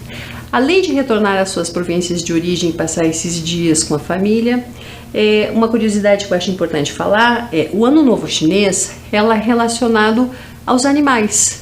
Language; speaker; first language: Portuguese; native; Portuguese